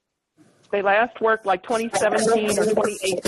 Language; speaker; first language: English; native; English